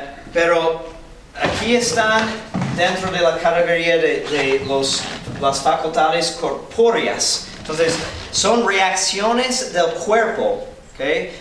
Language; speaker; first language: Spanish; non-native, fluent; English